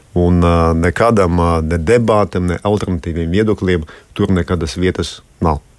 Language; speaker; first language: Latvian; non-native, local second language; Russian